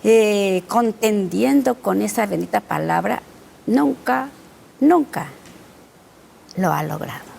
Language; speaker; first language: Spanish; native; Spanish